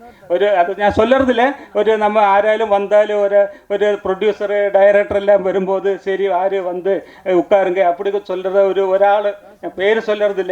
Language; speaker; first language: Tamil; non-native, learner; Malayalam